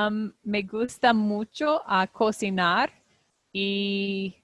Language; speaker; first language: Spanish; non-native, learner; English